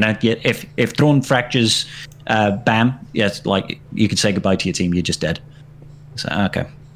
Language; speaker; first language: English; native; English